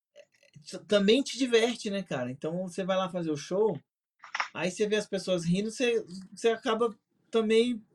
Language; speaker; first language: Portuguese; native; Portuguese